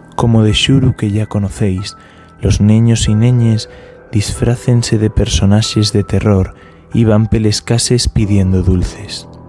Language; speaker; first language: Asturian; non-native, local second language; Spanish